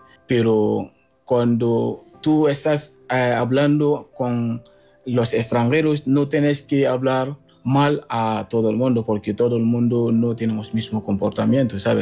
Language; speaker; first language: Spanish; non-native, learner; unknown